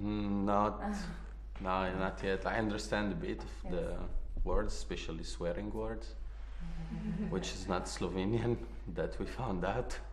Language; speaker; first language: English; non-native, fluent; Arabic